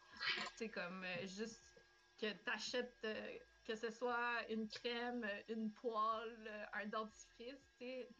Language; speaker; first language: French; native; French